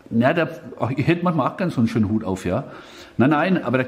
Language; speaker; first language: German; native; German